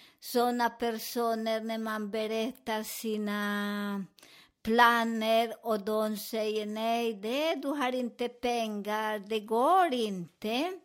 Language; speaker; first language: Swedish; non-native, fluent; Spanish